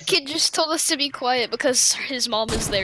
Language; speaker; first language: English; native; English